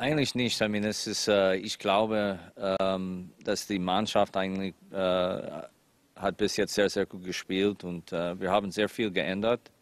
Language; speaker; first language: German; non-native, fluent; English